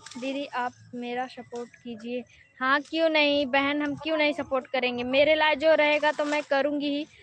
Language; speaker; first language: Hindi; native; Hindi